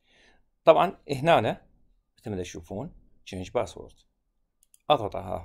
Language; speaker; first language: Arabic; native; Arabic